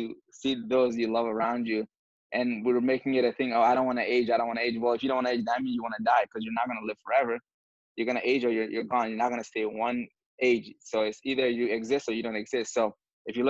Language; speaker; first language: English; non-native, fluent; Bambara